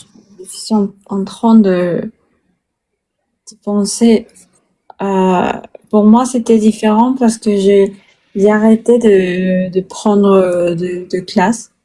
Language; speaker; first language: French; non-native, learner; Spanish